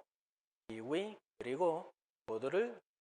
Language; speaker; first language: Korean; non-native, fluent; Spanish